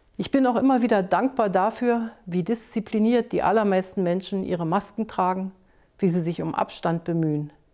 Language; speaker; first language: German; native; German